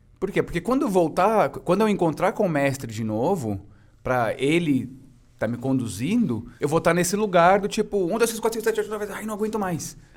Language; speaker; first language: Portuguese; native; Portuguese